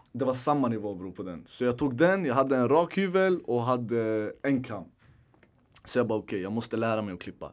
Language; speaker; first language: Swedish; native; Swedish